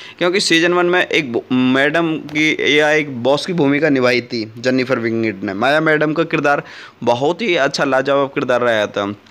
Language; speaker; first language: Hindi; native; Hindi